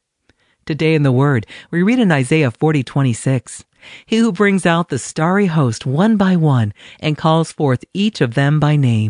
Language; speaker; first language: English; native; English